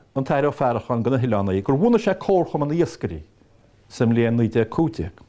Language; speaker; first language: Irish; native; Irish